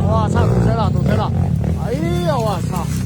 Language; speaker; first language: Chinese; native; Chinese